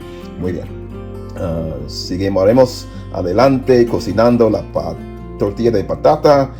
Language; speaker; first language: Spanish; non-native, learner; English